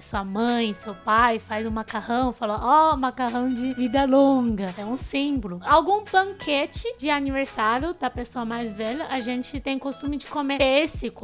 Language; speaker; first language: Portuguese; non-native, fluent; Chinese